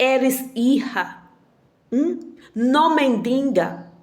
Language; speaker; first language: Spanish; non-native, learner; Portuguese